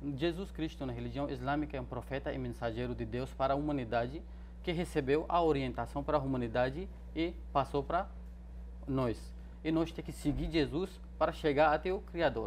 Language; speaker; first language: Portuguese; non-native, fluent; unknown